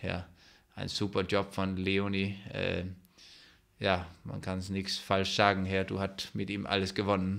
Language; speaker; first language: German; non-native, fluent; Danish